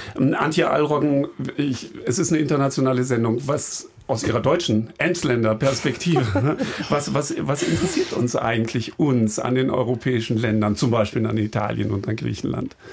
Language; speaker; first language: German; native; German